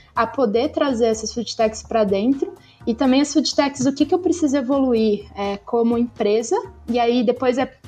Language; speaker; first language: Portuguese; native; Portuguese